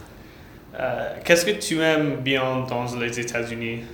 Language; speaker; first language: French; non-native, learner; English